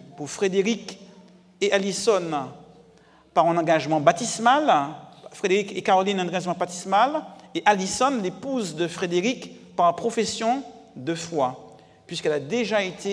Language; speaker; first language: French; native; French